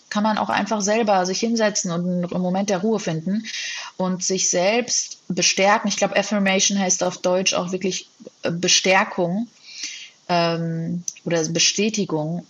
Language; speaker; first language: German; native; German